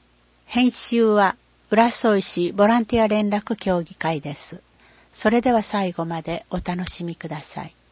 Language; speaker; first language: Japanese; native; Japanese